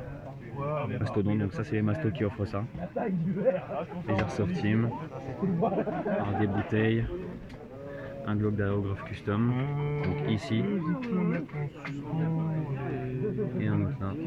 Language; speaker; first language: French; native; French